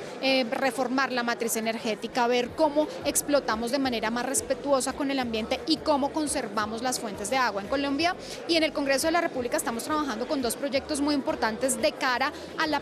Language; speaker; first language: Spanish; native; Spanish